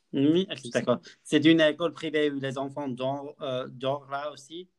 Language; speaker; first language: French; non-native, learner; English